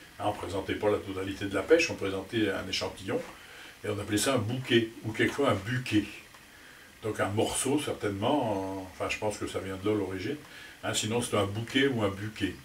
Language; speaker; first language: French; native; French